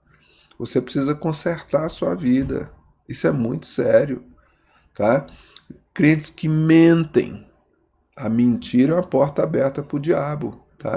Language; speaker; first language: Portuguese; native; Portuguese